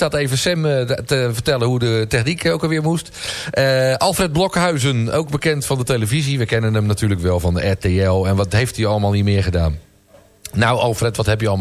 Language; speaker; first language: Dutch; native; Dutch